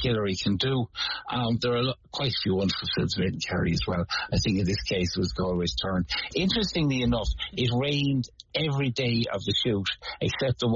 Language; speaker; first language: English; native; English